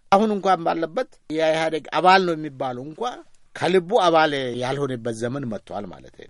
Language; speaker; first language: Amharic; non-native, local second language; Oromo